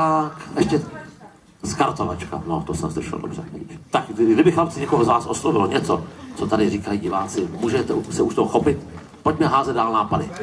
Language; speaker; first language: Czech; native; Czech